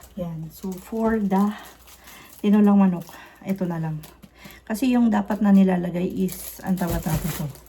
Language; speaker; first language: Filipino; non-native, local second language; Cebuano